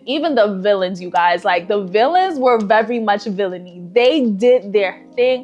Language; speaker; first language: English; native; English